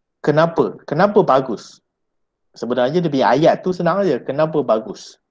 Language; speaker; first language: Malay; native; Malay